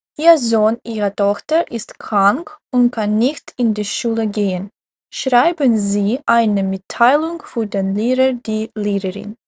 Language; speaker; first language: German; non-native, fluent; Ukrainian